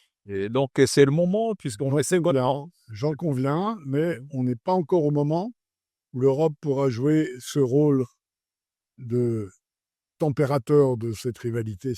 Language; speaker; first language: French; non-native, fluent; Chinese